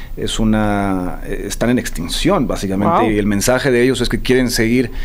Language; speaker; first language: Spanish; native; Spanish